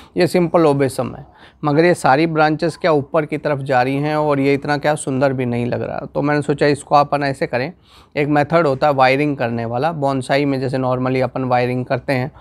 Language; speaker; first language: Hindi; non-native, local second language; Gujarati